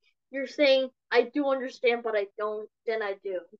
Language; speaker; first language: English; non-native, learner; Korean